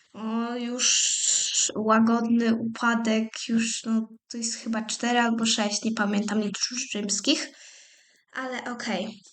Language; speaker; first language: Polish; native; Polish